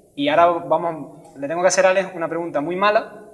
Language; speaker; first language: Spanish; native; Spanish